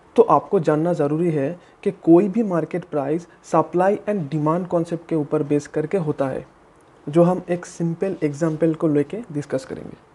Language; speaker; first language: Hindi; native; Hindi